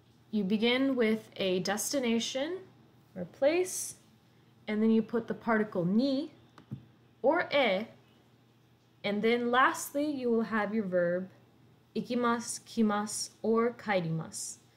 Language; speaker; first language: English; native; English